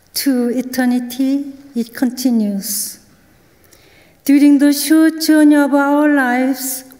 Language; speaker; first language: English; non-native, fluent; Korean